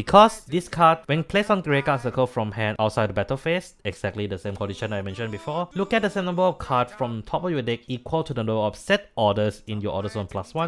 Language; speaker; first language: English; non-native, fluent; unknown